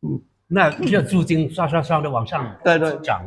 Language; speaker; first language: Chinese; native; Chinese